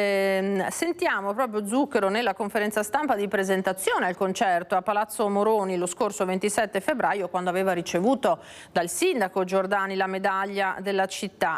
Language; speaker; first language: Italian; native; Italian